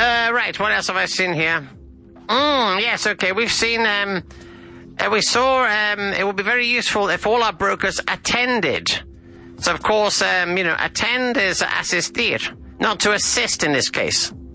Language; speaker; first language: English; native; English